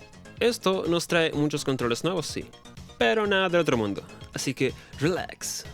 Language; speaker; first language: Spanish; native; Spanish